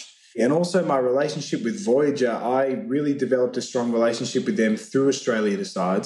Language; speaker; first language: English; native; English